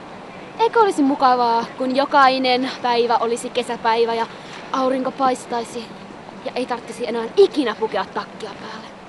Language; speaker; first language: Finnish; native; Finnish